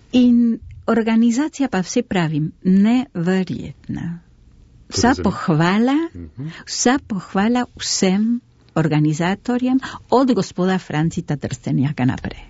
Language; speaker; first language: Slovenian; early bilingual, heritage; Slovenian